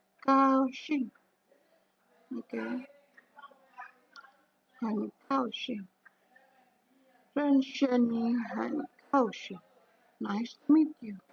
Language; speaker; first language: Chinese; non-native, learner; Indonesian